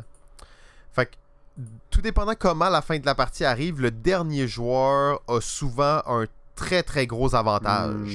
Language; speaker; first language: French; native; French